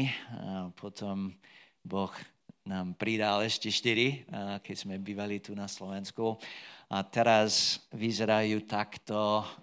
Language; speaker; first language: Slovak; non-native, fluent; English